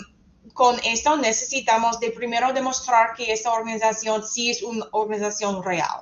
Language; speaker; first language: Spanish; non-native, fluent; English